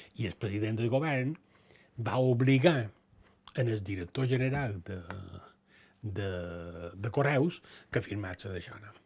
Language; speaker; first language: Catalan; native; Catalan